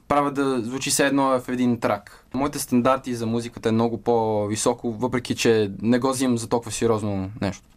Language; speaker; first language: Bulgarian; early bilingual, heritage; Bulgarian